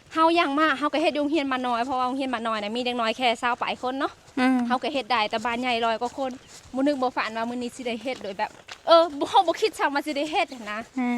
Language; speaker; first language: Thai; non-native, local second language; Lao